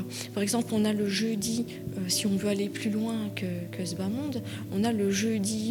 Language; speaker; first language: French; native; French